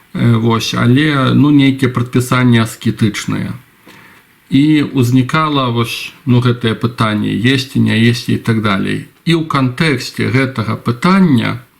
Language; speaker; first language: Belarusian; non-native, local second language; Russian